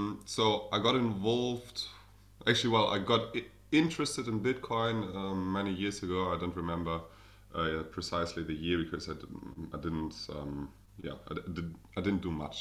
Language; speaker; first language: English; non-native, fluent; German